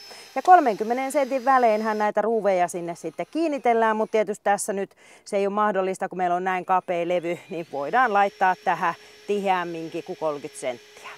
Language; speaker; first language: Finnish; native; Finnish